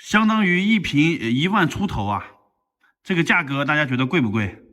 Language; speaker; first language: Chinese; native; Chinese